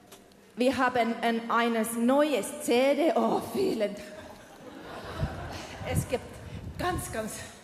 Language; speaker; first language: German; non-native, learner; Finnish